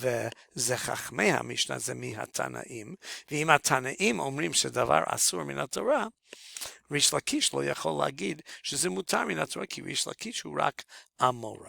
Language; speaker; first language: Hebrew; non-native, fluent; English